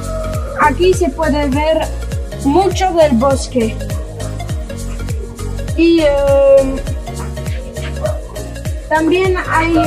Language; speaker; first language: Spanish; non-native, fluent; French